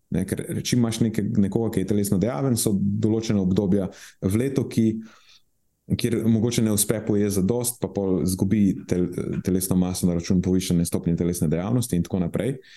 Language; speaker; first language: Slovenian; non-native, local second language; Serbian